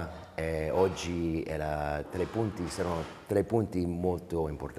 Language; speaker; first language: Italian; early bilingual, heritage; English